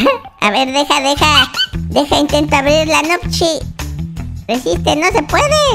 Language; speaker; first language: Spanish; native; Spanish